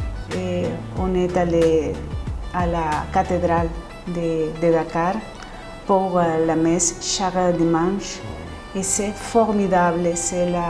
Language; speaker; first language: French; non-native, fluent; Spanish